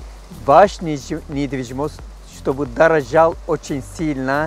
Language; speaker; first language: Russian; non-native, fluent; Turkish